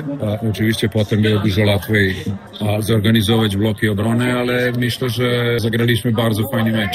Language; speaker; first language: Polish; non-native, fluent; Serbian